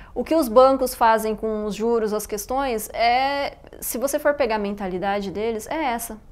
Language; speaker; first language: Portuguese; early bilingual, other home language; Arabic